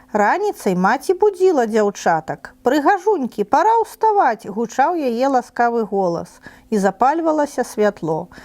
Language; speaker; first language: Belarusian; non-native, local second language; Russian